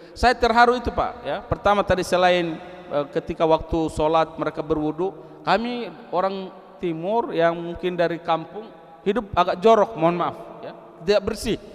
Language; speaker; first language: Indonesian; non-native, local second language; Tetum